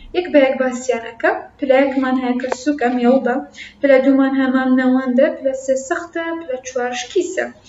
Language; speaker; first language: Central Kurdish; non-native, local second language; Kurdish